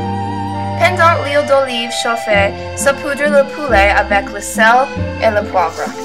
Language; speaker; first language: French; non-native, learner; English